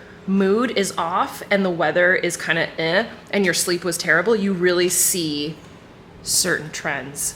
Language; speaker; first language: English; native; English